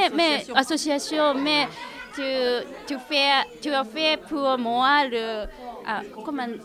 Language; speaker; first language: French; non-native, learner; Japanese